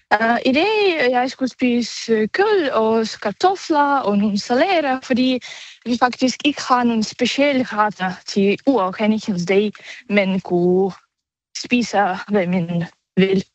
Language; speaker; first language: Danish; non-native, learner; Ukrainian